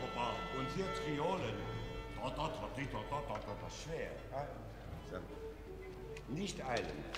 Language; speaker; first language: German; non-native, fluent; English